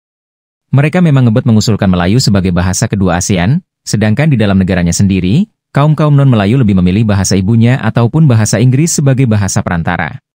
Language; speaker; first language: Indonesian; native; Indonesian